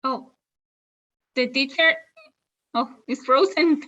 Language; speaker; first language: English; non-native, learner; Spanish